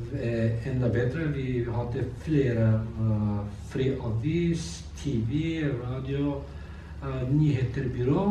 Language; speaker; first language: Norwegian; non-native, learner; Azerbaijani